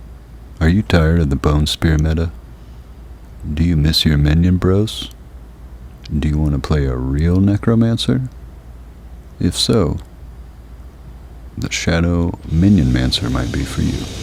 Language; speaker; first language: English; native; English